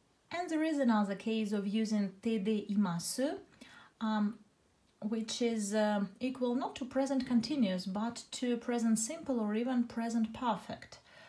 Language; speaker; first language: English; non-native, fluent; Russian